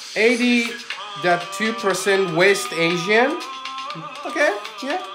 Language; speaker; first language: English; non-native, fluent; Armenian